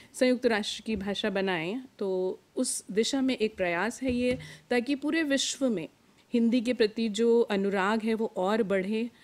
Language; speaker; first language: Hindi; native; Hindi